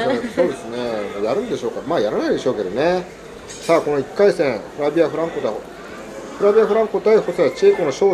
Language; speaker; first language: Japanese; native; Japanese